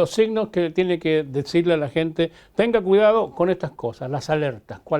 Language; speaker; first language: Spanish; native; Spanish